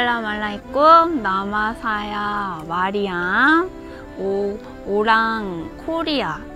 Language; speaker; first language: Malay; non-native, learner; Korean